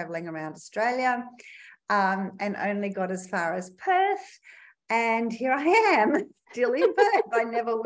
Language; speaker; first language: English; native; English